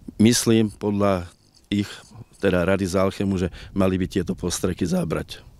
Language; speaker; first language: Slovak; native; Slovak